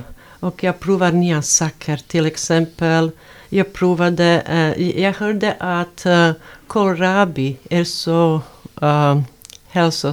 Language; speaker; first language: Swedish; non-native, fluent; Bosnian